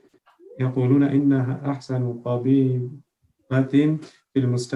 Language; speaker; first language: Arabic; non-native, learner; French